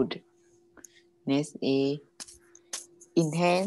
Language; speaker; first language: English; non-native, learner; Vietnamese